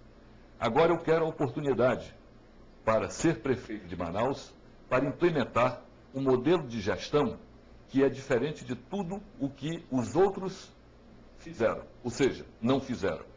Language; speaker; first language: Portuguese; native; Portuguese